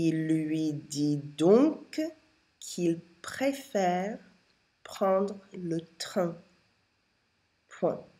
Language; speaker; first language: French; non-native, fluent; English